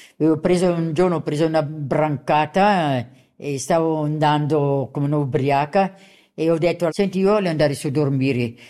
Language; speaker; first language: Italian; non-native, local second language; German